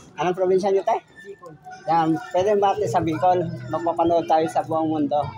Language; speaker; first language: Filipino; native; Filipino